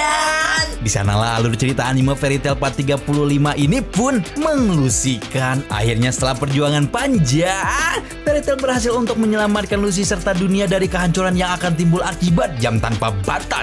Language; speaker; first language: Indonesian; native; Indonesian